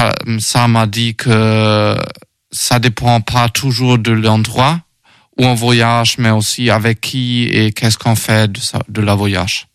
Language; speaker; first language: French; non-native, learner; German